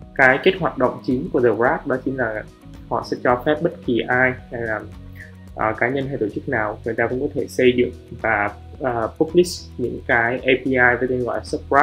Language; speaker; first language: Vietnamese; native; Vietnamese